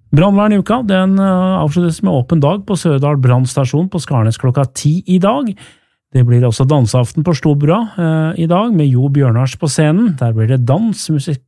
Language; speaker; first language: Norwegian; native; Norwegian